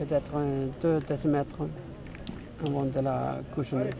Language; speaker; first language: French; non-native, learner; English